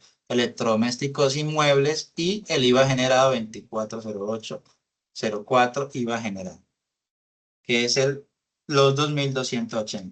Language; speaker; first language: Spanish; native; Spanish